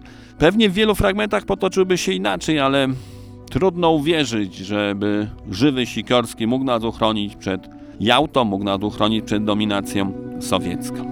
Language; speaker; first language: Polish; native; Polish